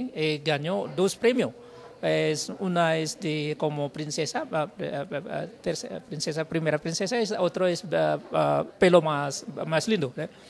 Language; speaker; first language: Spanish; non-native, learner; Indonesian